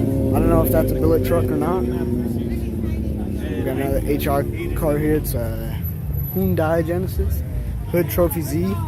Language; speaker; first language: English; native; English